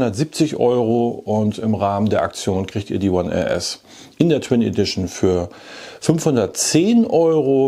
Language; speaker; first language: German; native; German